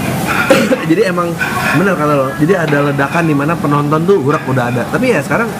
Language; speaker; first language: Indonesian; native; Indonesian